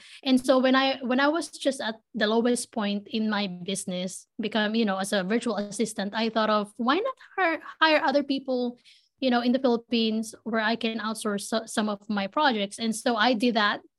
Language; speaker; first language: English; non-native, local second language; Filipino